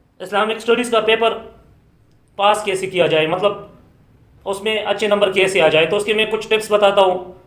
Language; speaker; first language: Urdu; non-native, local second language; Pashto